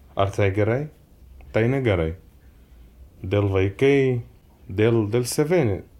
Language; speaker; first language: Lithuanian; non-native, learner; Arabic